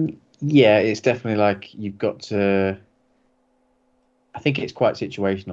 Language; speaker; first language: English; native; English